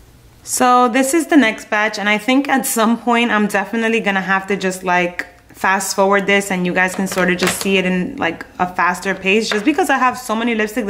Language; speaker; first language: English; native; English